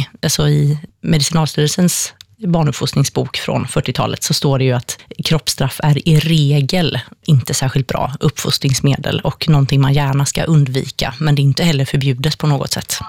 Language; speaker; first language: Swedish; native; Swedish